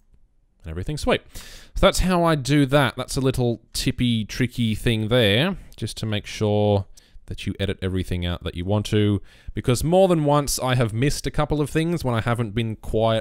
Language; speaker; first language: English; native; English